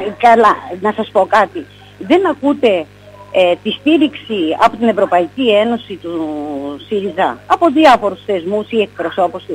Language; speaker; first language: Greek; native; Greek